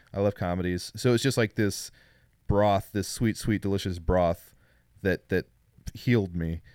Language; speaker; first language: English; native; English